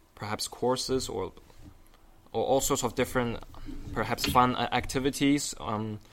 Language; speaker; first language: English; non-native, fluent; Chinese